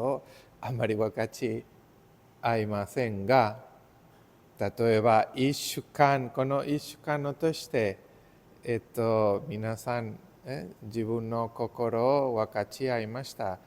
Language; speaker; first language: Japanese; non-native, learner; Spanish